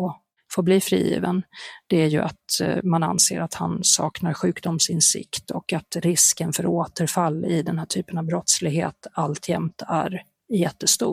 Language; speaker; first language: Swedish; native; Swedish